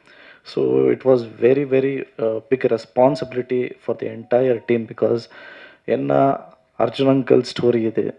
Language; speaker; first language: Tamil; non-native, learner; Kannada